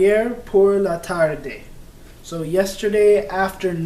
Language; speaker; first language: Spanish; non-native, learner; English